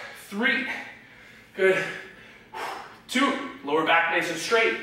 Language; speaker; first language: English; native; English